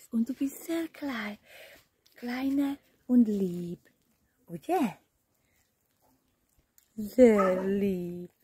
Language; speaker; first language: German; non-native, learner; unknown